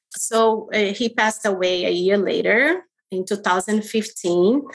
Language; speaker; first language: English; non-native, fluent; Portuguese